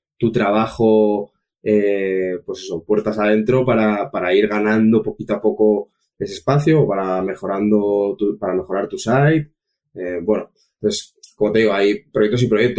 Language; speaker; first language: Spanish; native; Spanish